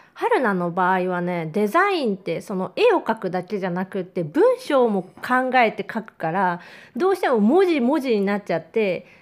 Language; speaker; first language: Japanese; native; Japanese